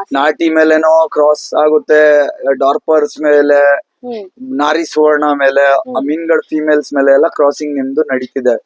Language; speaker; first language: Kannada; non-native, local second language; Urdu